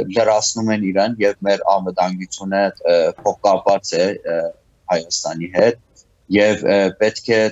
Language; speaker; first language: Armenian; early bilingual, heritage; Armenian